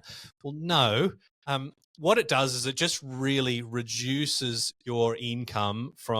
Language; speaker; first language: English; native; English